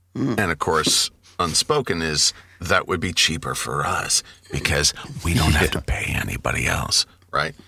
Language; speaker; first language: English; native; English